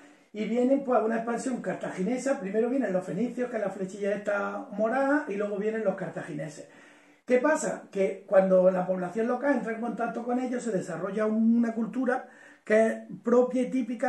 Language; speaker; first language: Spanish; native; Spanish